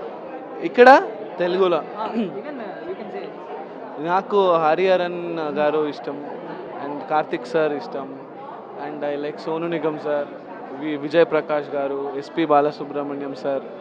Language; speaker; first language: Telugu; non-native, learner; Kannada